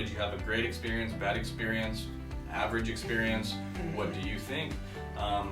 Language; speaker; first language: English; native; English